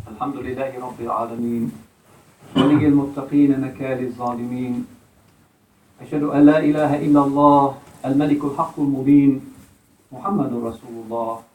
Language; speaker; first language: Arabic; non-native, fluent; English